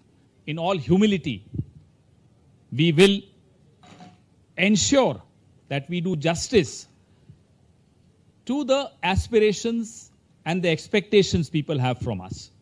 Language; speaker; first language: English; non-native, local second language; Hindi